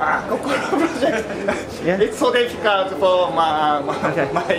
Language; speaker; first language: English; non-native, learner; Japanese